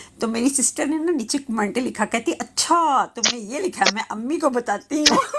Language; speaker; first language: Urdu; native; Urdu